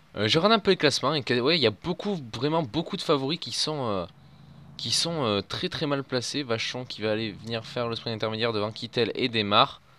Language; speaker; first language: French; native; French